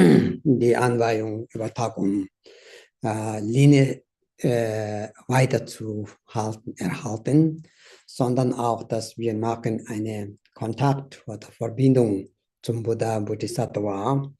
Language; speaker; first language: German; non-native, learner; Tibetan